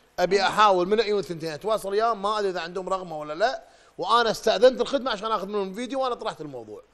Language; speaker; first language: Arabic; native; Arabic